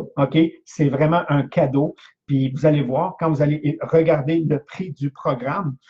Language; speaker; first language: French; native; French